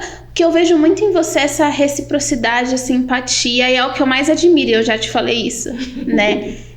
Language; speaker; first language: Portuguese; native; Portuguese